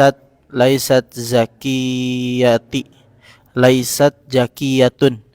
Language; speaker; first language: Arabic; non-native, learner; Indonesian